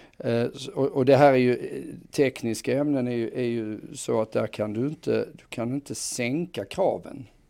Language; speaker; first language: Swedish; native; Swedish